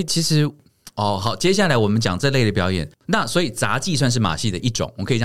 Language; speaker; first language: Chinese; native; Chinese